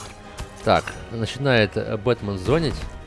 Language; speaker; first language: Russian; native; Russian